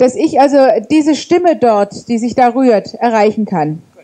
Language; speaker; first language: German; native; German